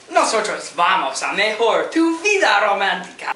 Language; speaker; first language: Spanish; non-native, learner; English